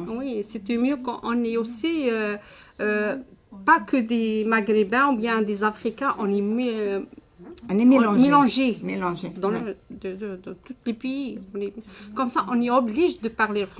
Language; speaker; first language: French; non-native, learner; Arabic